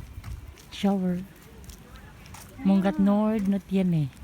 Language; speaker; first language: Spanish; non-native, learner; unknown